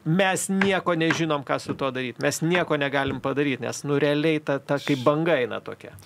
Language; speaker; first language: Lithuanian; native; Lithuanian